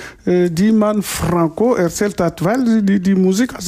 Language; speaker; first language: German; non-native, learner; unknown